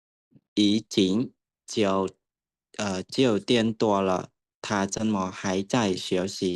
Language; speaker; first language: Chinese; non-native, learner; Khmer